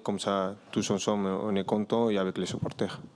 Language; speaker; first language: French; non-native, learner; Spanish